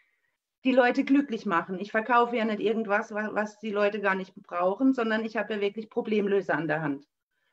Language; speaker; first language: German; native; German